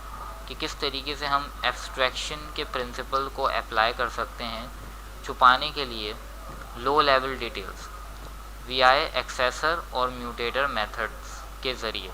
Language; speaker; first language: Hindi; native; Hindi